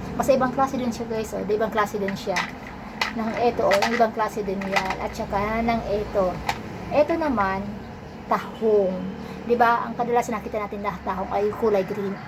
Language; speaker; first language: Filipino; non-native, local second language; Bikol